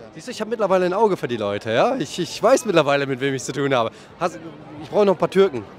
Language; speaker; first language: German; native; German